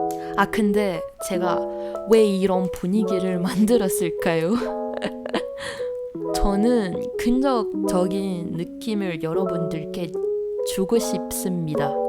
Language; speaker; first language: Korean; non-native, learner; Malagasy